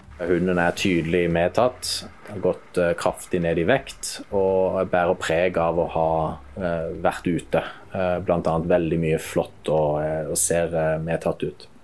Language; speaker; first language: Norwegian; native; Norwegian